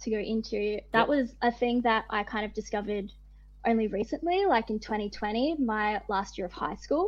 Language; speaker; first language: English; native; English